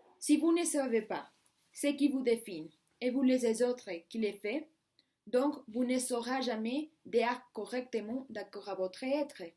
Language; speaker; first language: French; non-native, learner; Spanish